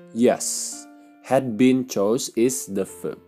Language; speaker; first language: English; non-native, fluent; Indonesian